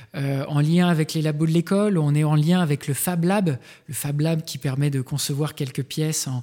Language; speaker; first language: French; native; French